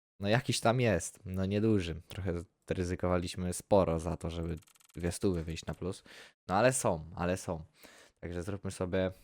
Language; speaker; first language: Polish; native; Polish